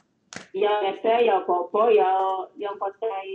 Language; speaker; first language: Cantonese; non-native, learner; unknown